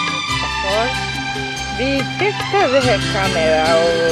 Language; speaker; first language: Swedish; non-native, fluent; Spanish